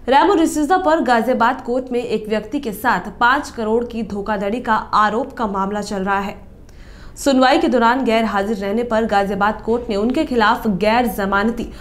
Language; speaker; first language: Hindi; native; Hindi